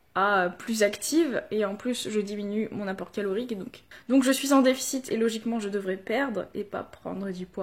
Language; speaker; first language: French; native; French